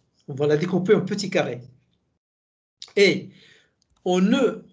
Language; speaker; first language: French; native; French